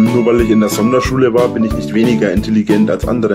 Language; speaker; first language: German; native; German